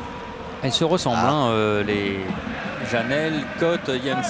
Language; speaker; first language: French; native; French